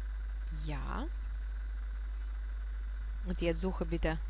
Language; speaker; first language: German; non-native, fluent; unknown